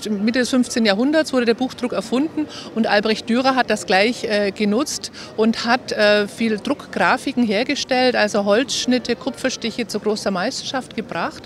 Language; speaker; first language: German; native; German